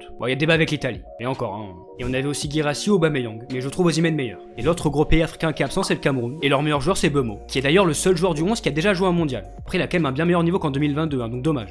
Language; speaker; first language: French; native; French